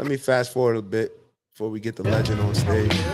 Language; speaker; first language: English; native; English